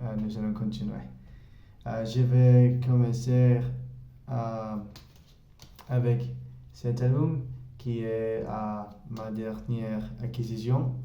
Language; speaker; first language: French; non-native, learner; Spanish